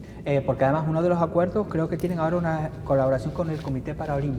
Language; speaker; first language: Spanish; native; Spanish